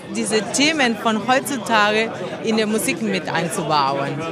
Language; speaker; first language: German; non-native, fluent; Spanish